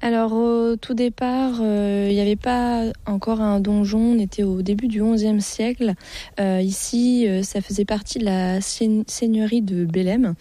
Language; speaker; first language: French; native; French